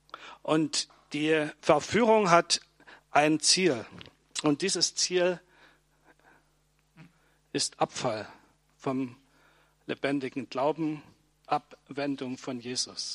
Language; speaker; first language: German; native; German